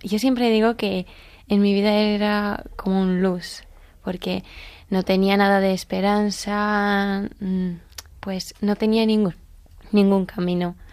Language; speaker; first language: Spanish; non-native, learner; Georgian